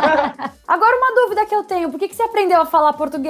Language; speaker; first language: Portuguese; native; Portuguese